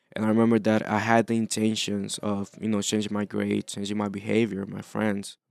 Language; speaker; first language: English; early bilingual, other home language; Spanish